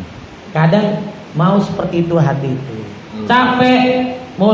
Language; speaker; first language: Indonesian; native; Indonesian